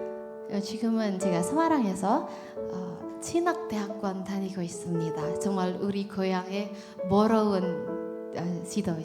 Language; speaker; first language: Korean; non-native, learner; Indonesian